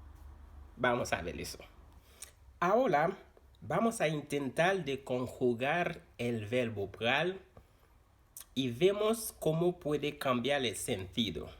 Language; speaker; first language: Spanish; non-native, fluent; Haitian Creole